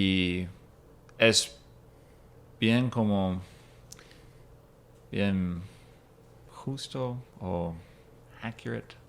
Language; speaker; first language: Spanish; non-native, fluent; English